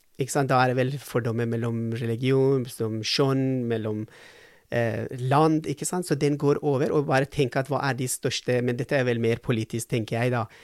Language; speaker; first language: Norwegian; non-native, fluent; Persian